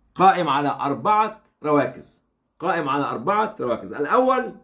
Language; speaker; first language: Arabic; native; Arabic